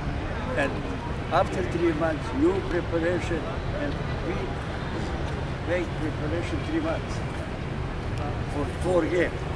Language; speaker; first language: English; non-native, learner; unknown